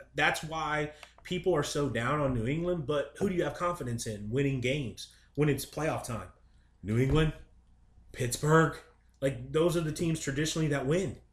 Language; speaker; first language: English; native; English